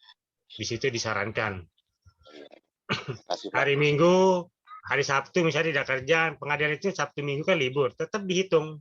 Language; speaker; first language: Indonesian; native; Indonesian